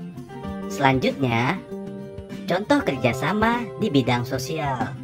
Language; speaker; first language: Indonesian; native; Indonesian